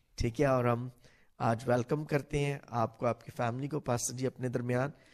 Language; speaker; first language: Urdu; non-native, local second language; Punjabi